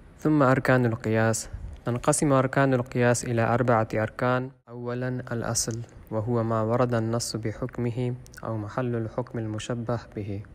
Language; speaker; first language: Arabic; non-native, fluent; Malay